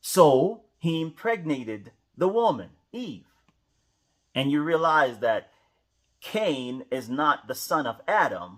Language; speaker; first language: English; native; English